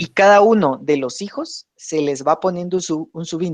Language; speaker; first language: Spanish; native; Spanish